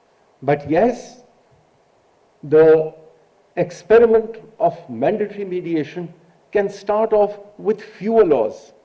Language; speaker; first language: English; non-native, local second language; Urdu